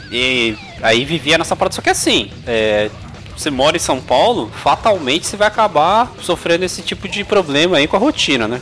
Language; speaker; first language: Portuguese; native; Portuguese